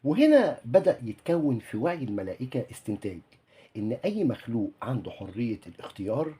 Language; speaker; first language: Arabic; native; Arabic